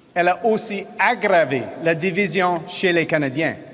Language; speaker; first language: French; non-native, fluent; English